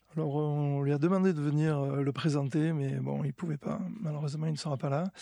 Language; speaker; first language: French; native; French